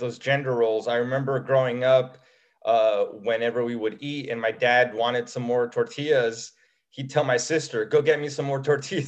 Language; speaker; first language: English; native; English